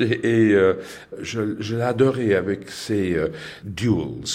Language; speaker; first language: French; non-native, learner; English